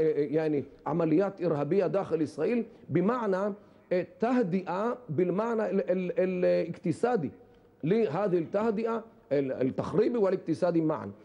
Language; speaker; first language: Arabic; non-native, fluent; Hebrew